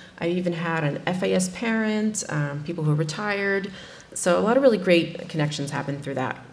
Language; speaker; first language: English; native; English